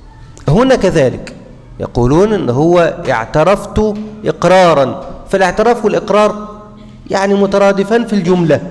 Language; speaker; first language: Arabic; native; Arabic